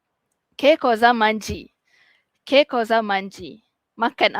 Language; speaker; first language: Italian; non-native, fluent; Malay